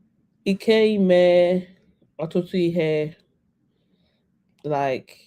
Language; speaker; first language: Igbo; non-native, learner; English